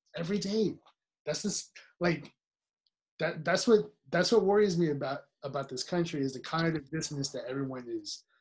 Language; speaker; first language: English; early bilingual, other home language; Spanish